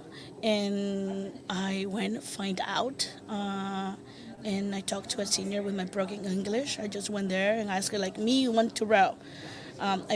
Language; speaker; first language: English; non-native, fluent; Spanish